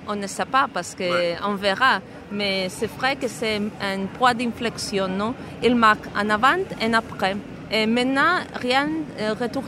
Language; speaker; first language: French; non-native, fluent; Spanish